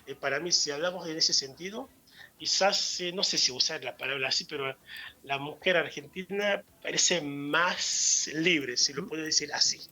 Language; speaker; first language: Spanish; non-native, fluent; Haitian Creole